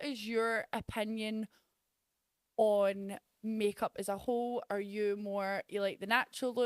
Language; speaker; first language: English; native; English